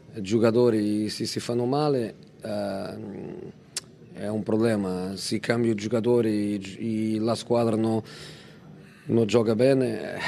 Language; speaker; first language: Italian; non-native, fluent; Portuguese